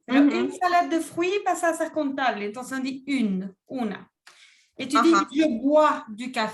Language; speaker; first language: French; non-native, fluent; Spanish